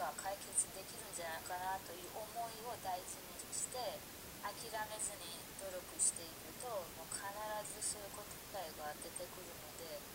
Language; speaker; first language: Japanese; non-native, fluent; Persian